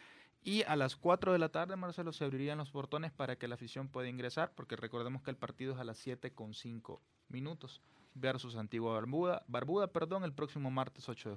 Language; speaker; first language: Spanish; native; Spanish